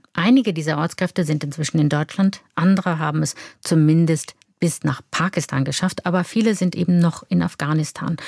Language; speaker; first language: German; native; German